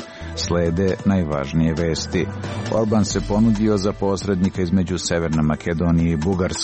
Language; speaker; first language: Serbian; native; Serbian